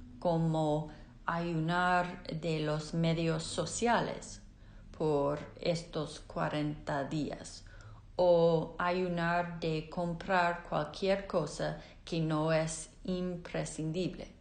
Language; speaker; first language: Spanish; non-native, fluent; English